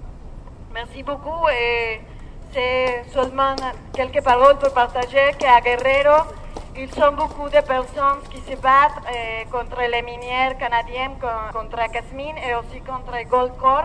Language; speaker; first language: French; non-native, learner; Spanish